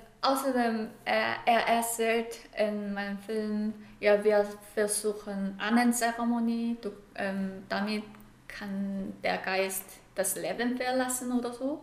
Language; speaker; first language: German; non-native, fluent; Korean